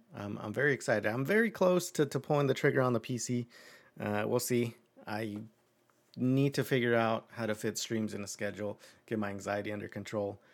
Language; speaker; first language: English; early bilingual, other home language; Spanish